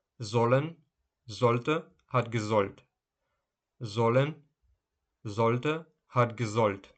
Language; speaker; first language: German; non-native, fluent; Ukrainian